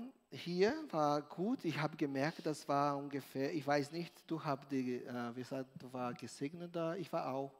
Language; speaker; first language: German; non-native, learner; Portuguese